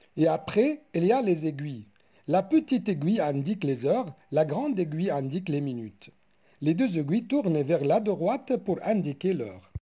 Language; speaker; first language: French; non-native, local second language; Arabic